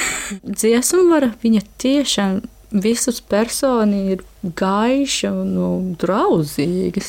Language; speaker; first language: Latvian; non-native, learner; Japanese